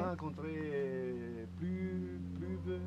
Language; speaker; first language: French; non-native, learner; Italian